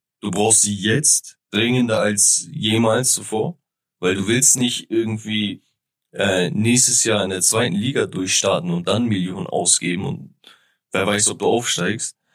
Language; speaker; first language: German; early bilingual, other home language; Turkish